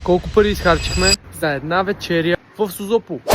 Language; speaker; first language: Bulgarian; native; Bulgarian